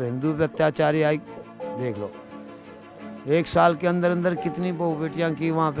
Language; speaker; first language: Urdu; non-native, local second language; Sindhi